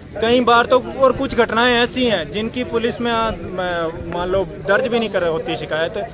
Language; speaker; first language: Hindi; native; Hindi